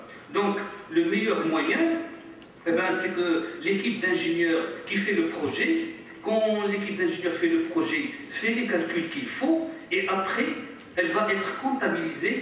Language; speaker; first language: French; non-native, local second language; Arabic